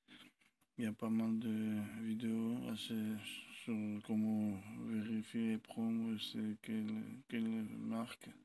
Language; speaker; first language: French; non-native, learner; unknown